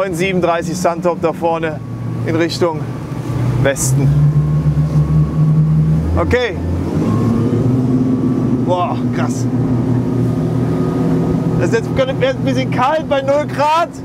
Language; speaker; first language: German; native; German